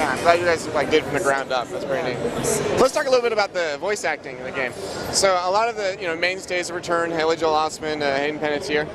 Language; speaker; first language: English; native; English